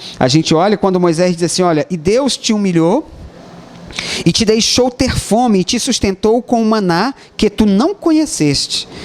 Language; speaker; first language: Portuguese; native; Portuguese